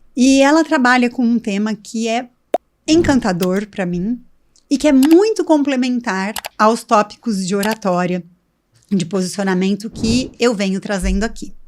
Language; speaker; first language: Portuguese; native; Portuguese